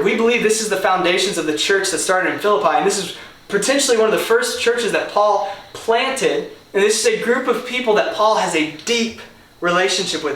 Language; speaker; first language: English; native; English